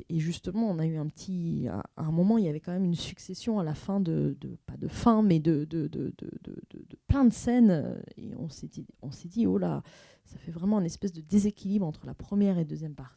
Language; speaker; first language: French; native; French